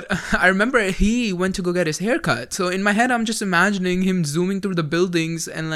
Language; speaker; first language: English; early bilingual, other home language; Punjabi